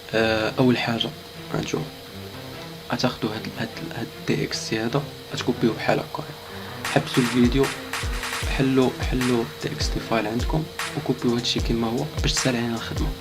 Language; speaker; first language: Arabic; native; Arabic